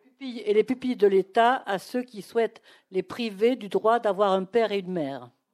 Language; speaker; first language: French; native; French